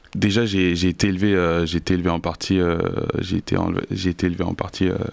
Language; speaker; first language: French; native; French